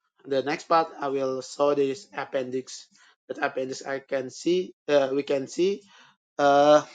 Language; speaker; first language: English; non-native, learner; Indonesian